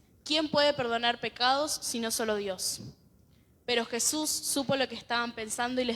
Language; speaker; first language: Spanish; native; Spanish